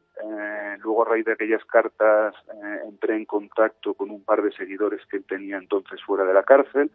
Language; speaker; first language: Spanish; native; Spanish